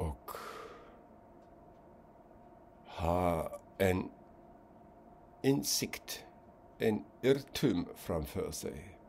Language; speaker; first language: Swedish; non-native, fluent; German